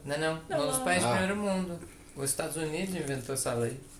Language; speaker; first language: Portuguese; native; Portuguese